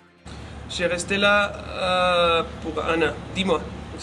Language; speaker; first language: French; non-native, fluent; Spanish